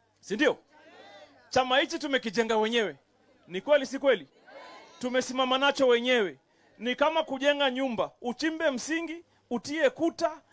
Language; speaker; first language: Swahili; native; Swahili